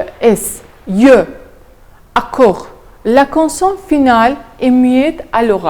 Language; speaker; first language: French; non-native, fluent; Azerbaijani